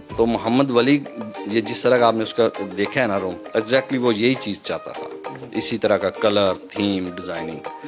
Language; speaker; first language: Urdu; non-native, local second language; Punjabi